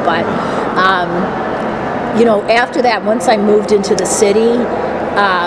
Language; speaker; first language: English; native; English